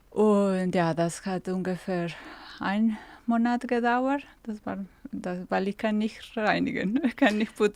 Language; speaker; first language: German; non-native, fluent; Spanish